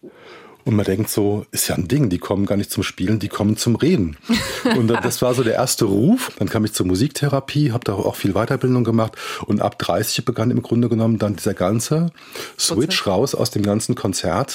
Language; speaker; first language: German; native; German